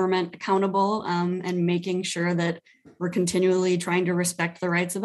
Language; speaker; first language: English; native; English